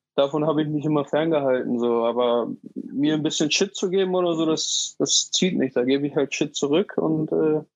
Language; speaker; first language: German; native; German